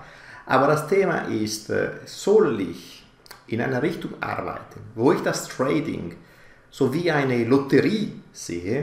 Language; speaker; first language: German; non-native, fluent; Italian